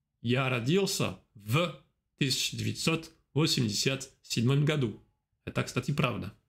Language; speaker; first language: Russian; non-native, fluent; French